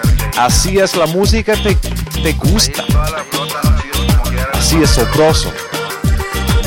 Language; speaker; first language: Spanish; non-native, learner; English